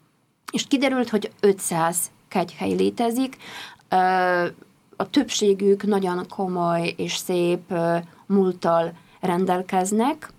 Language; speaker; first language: Hungarian; non-native, fluent; Polish